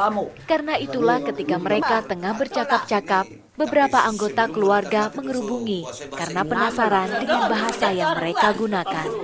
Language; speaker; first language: Indonesian; native; Indonesian